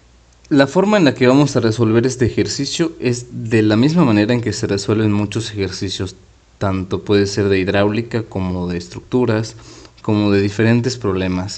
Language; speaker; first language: Spanish; native; Spanish